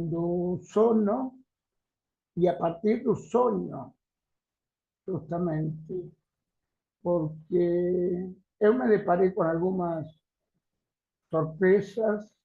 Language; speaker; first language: Portuguese; non-native, learner; Spanish